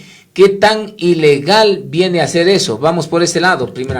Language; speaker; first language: Spanish; native; Spanish